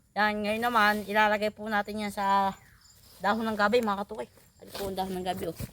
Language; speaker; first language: Filipino; native; Filipino